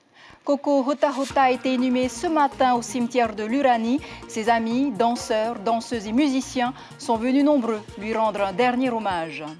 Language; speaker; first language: French; native; French